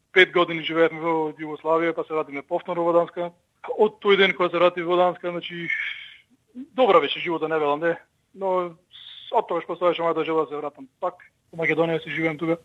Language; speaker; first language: Macedonian; early bilingual, heritage; Macedonian